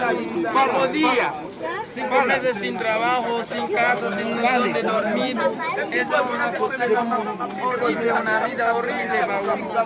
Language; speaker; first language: Spanish; non-native, learner; Haitian Creole